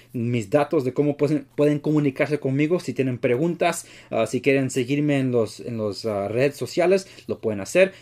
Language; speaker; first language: Spanish; early bilingual, heritage; Spanish